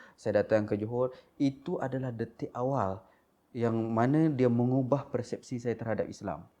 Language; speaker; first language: Malay; non-native, local second language; Iban